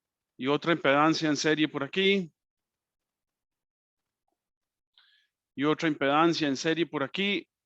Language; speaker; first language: Spanish; native; Spanish